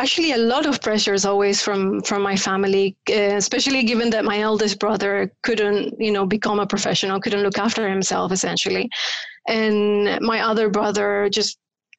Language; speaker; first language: English; non-native, fluent; Spanish